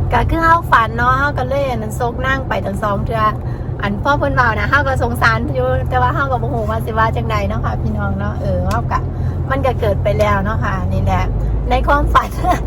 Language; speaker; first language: Thai; native; Thai